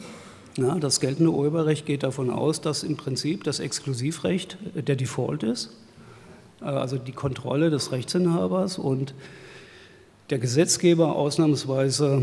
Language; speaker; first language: German; native; German